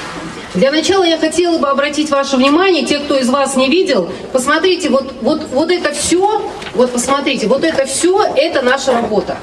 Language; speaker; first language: Russian; non-native, local second language; Ingush